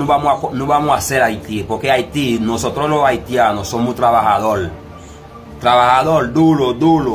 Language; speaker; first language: Spanish; non-native, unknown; Haitian Creole